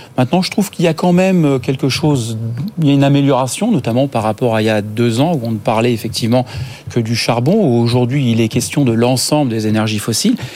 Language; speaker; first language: French; native; French